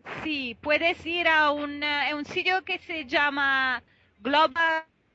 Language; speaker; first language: Spanish; non-native, fluent; Italian